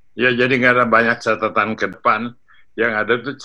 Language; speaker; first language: Indonesian; native; Indonesian